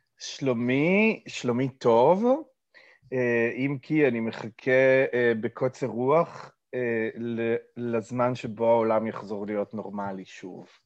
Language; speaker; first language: Hebrew; early bilingual, other home language; English